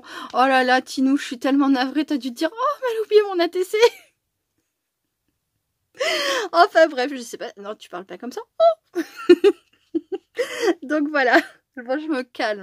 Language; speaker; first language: French; native; French